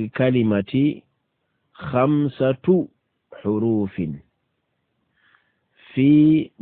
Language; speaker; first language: Arabic; non-native, fluent; Fula